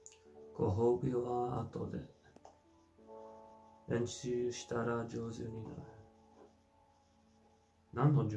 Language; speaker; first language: Japanese; non-native, fluent; English